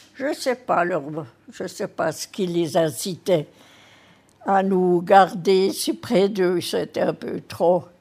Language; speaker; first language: French; native; French